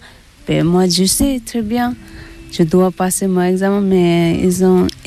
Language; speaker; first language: French; non-native, learner; Tibetan